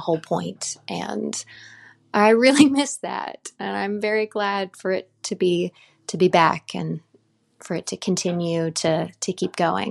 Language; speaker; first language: English; native; English